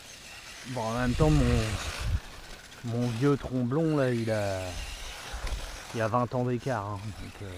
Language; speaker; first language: French; native; French